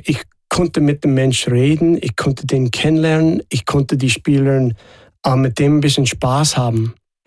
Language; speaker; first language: German; non-native, fluent; English